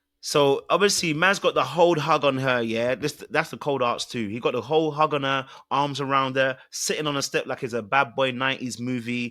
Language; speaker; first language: English; native; English